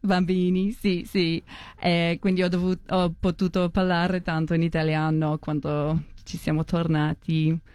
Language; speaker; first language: Italian; non-native, learner; English